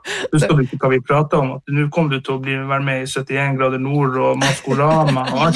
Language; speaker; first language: Norwegian; native; Norwegian